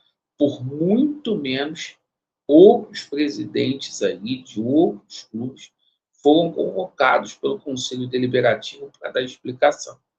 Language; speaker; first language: Portuguese; native; Portuguese